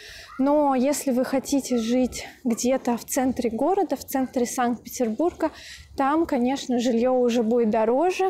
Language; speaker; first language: Russian; native; Russian